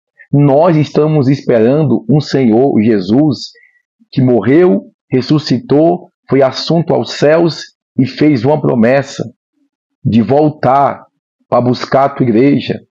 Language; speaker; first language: Portuguese; native; Portuguese